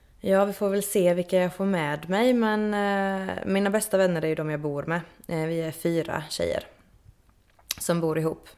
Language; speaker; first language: Swedish; native; Swedish